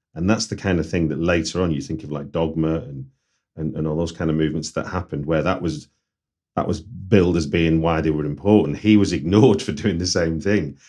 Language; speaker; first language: English; native; English